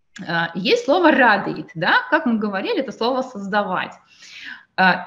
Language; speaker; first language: Russian; native; Russian